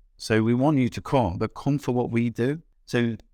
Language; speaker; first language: English; native; English